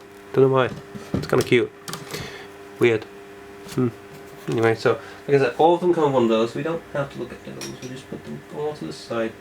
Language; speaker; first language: English; native; English